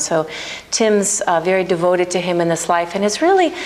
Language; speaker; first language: English; native; English